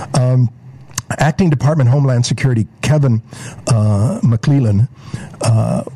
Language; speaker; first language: English; native; English